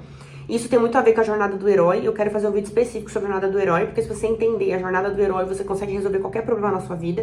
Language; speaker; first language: Portuguese; native; Portuguese